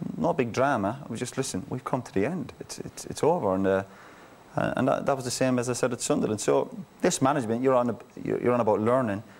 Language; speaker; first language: English; native; English